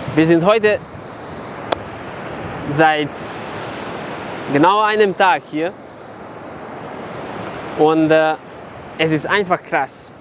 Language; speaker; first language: German; non-native, fluent; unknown